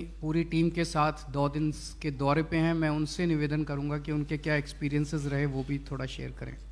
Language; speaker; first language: Hindi; native; Hindi